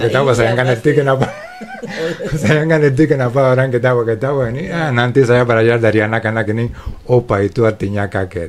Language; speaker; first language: Indonesian; non-native, fluent; Spanish